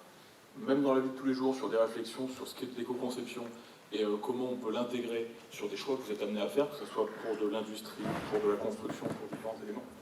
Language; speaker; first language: French; native; French